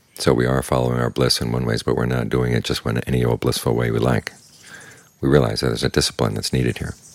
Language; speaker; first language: English; native; English